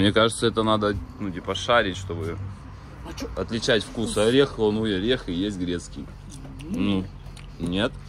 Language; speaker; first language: Russian; native; Russian